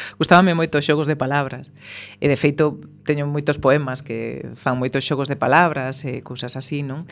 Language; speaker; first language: Galician; non-native, local second language; Spanish